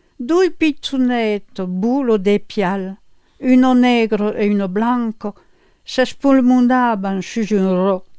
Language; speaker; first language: Occitan; native; Occitan